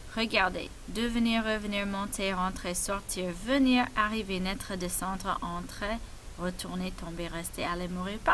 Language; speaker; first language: French; non-native, fluent; English